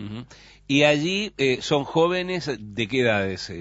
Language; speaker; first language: Spanish; native; Spanish